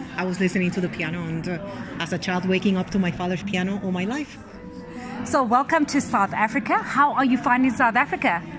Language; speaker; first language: English; native; English